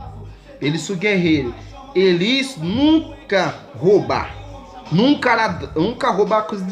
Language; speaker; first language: Portuguese; non-native, learner; Haitian Creole